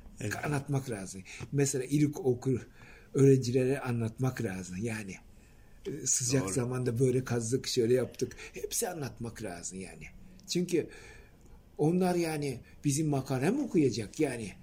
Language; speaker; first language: Turkish; non-native, fluent; Japanese